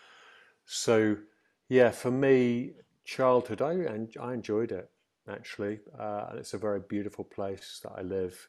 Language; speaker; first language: English; native; English